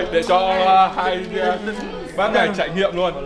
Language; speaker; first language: Vietnamese; native; Vietnamese